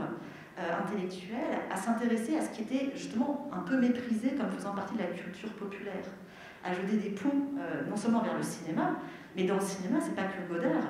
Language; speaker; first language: French; native; French